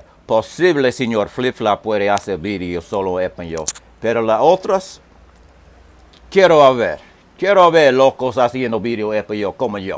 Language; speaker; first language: Spanish; non-native, learner; English